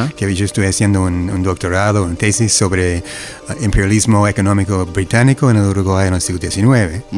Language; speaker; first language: Spanish; non-native, fluent; English